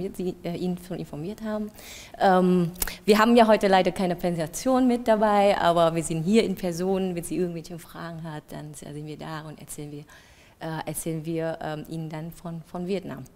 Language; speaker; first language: German; non-native, fluent; Vietnamese